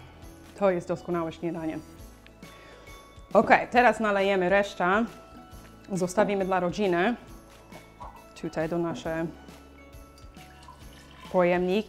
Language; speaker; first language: Polish; non-native, learner; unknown